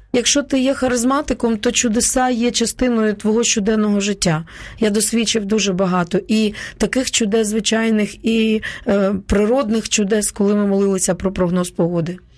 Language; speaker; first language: Ukrainian; native; Ukrainian